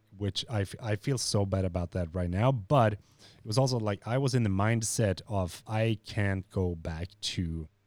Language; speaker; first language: English; non-native, fluent; Swedish